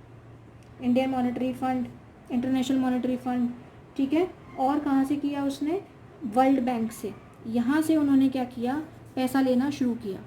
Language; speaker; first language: Hindi; native; Hindi